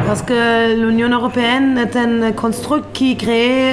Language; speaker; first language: French; non-native, fluent; Turkish